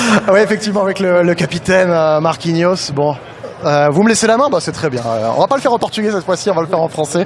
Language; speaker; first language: French; native; French